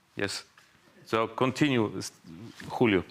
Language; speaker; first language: English; non-native, fluent; Spanish